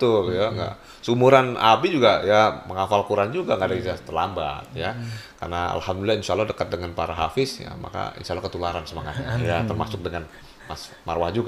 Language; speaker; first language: Indonesian; native; Indonesian